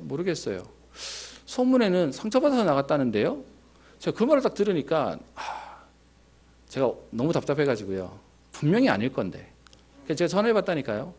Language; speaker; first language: Korean; native; Korean